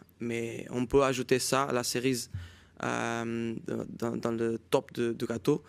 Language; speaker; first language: French; non-native, fluent; Portuguese